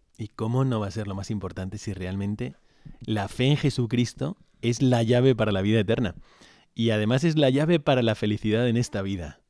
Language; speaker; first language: Spanish; native; Spanish